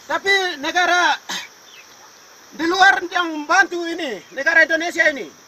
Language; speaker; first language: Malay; non-native, local second language; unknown